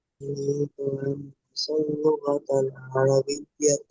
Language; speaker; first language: Arabic; non-native, learner; Bangla